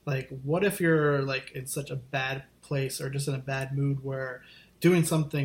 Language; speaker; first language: English; native; English